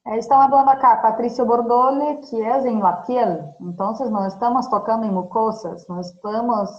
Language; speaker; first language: Spanish; non-native, fluent; Portuguese